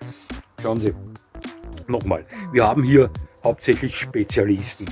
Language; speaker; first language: German; native; German